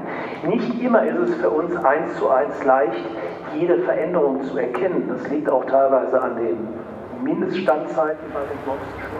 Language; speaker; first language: German; native; German